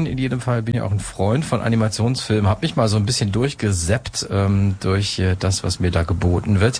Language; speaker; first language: German; native; German